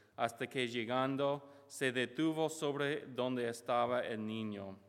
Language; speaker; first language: Spanish; non-native, fluent; English